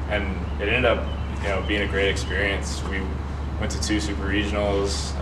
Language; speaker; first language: English; native; English